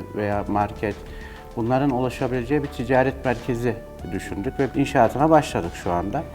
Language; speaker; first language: Turkish; native; Turkish